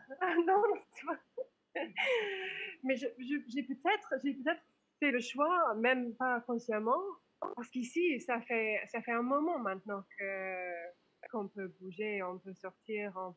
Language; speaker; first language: French; non-native, fluent; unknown